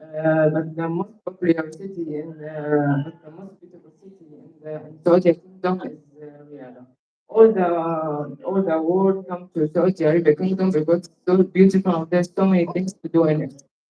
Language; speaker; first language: English; non-native, learner; Arabic